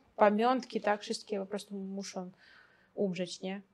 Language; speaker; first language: Polish; non-native, fluent; Russian